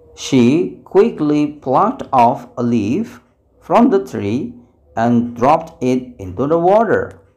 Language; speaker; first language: English; non-native, fluent; Indonesian